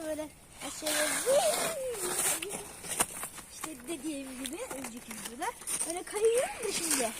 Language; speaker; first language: Turkish; native; Turkish